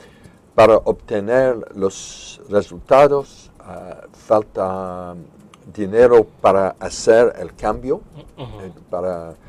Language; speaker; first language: Spanish; non-native, fluent; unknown